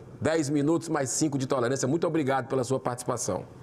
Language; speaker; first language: Portuguese; native; Portuguese